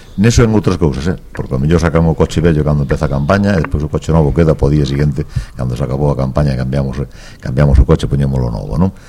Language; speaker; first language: Galician; native; Galician